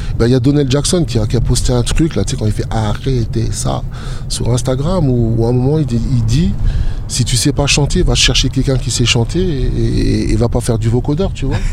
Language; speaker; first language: French; native; French